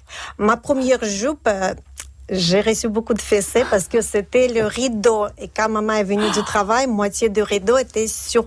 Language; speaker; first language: French; non-native, fluent; Russian